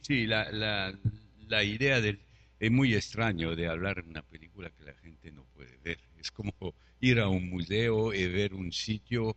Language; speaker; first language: Spanish; non-native, fluent; French